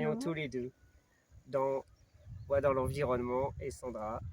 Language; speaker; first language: French; native; French